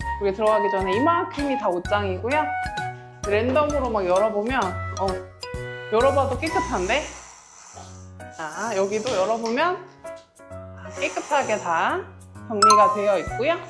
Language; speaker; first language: Korean; native; Korean